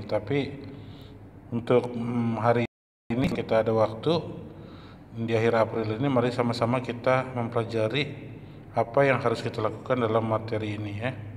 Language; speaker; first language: Indonesian; native; Indonesian